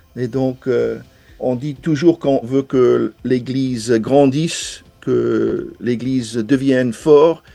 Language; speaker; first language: French; non-native, fluent; English